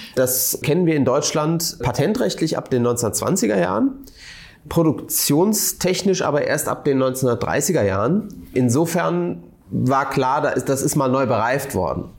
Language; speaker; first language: German; native; German